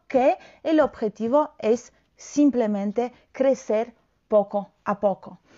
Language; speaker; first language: Spanish; non-native, fluent; Polish